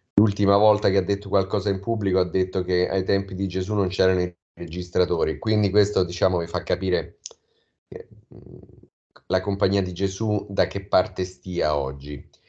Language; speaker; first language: Italian; native; Italian